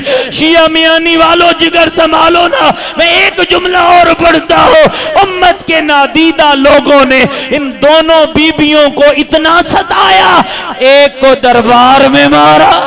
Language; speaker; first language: Urdu; native; Urdu